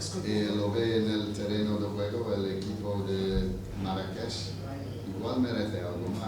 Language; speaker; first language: Spanish; non-native, fluent; English